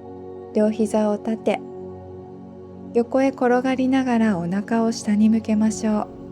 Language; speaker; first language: Japanese; native; Japanese